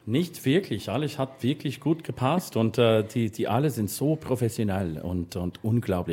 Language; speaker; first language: German; non-native, learner; English